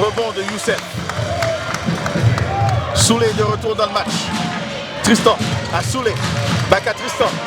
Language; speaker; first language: French; native; French